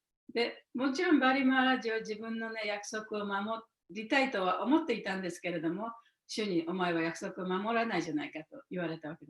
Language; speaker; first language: Japanese; native; Japanese